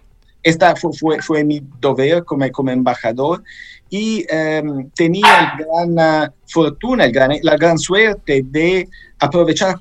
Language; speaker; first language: Spanish; non-native, fluent; Italian